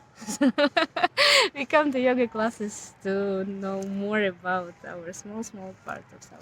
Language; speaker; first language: English; non-native, learner; Ukrainian